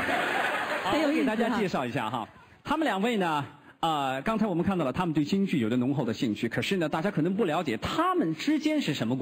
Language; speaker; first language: Chinese; native; Chinese